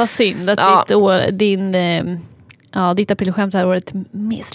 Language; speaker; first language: Swedish; native; Swedish